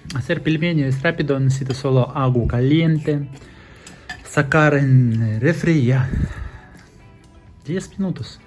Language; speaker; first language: Spanish; non-native, learner; Russian